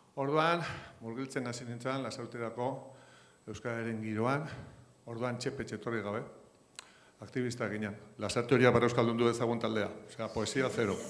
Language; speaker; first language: Basque; non-native, local second language; Spanish